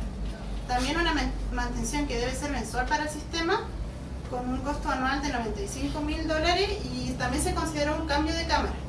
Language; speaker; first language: Spanish; native; Spanish